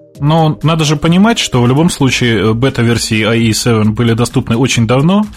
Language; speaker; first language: Russian; native; Russian